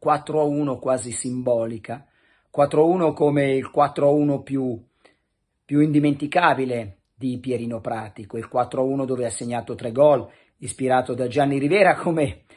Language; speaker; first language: Italian; native; Italian